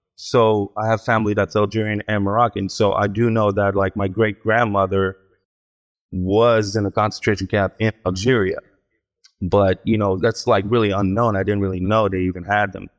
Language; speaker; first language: English; early bilingual, heritage; Hebrew